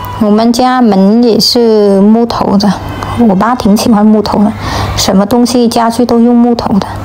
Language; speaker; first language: Chinese; non-native, fluent; Vietnamese